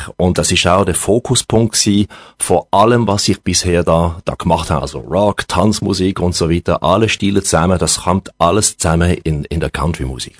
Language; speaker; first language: German; non-native, local second language; French